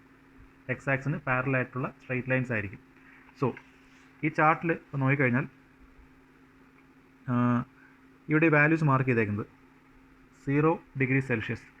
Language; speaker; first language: Malayalam; native; Malayalam